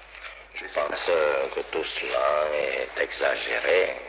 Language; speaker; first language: French; non-native, local second language; Vietnamese